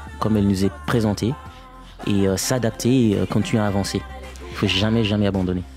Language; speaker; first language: French; non-native, fluent; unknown